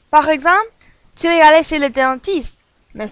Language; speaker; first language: French; non-native, fluent; English